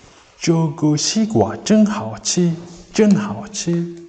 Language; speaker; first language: Chinese; non-native, fluent; Mongolian